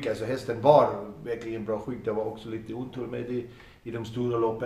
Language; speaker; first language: Swedish; non-native, fluent; German